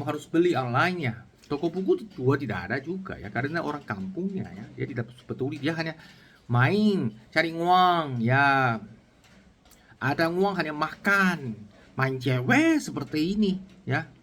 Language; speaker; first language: Indonesian; non-native, learner; Chinese